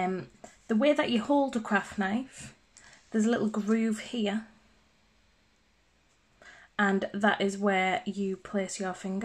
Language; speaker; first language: English; native; English